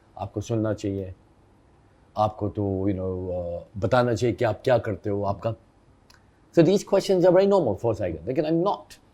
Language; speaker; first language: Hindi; early bilingual, heritage; Hindi